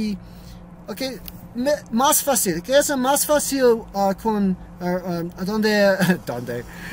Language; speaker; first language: Spanish; non-native, learner; English